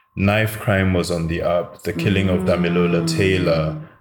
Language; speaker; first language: English; native; English